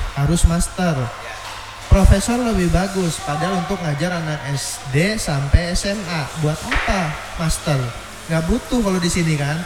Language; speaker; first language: Indonesian; native; Indonesian